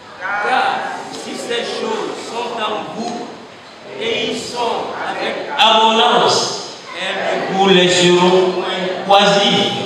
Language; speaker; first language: French; non-native, local second language; Ewe